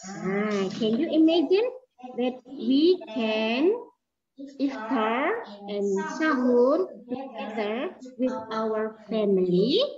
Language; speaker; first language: English; non-native, learner; Indonesian